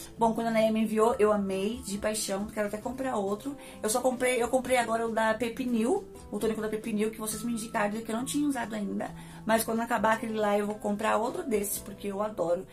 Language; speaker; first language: Portuguese; native; Portuguese